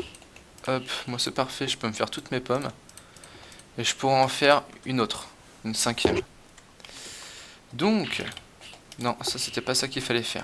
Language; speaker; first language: French; native; French